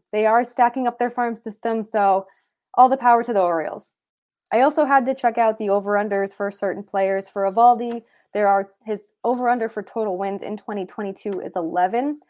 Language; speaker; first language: English; native; English